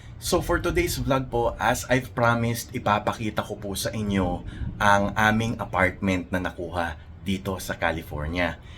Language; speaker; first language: Filipino; native; Filipino